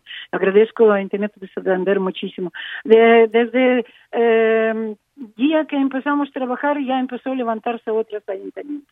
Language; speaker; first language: Spanish; non-native, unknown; Ukrainian